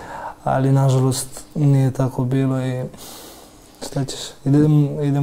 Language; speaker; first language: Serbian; early bilingual, heritage; Serbian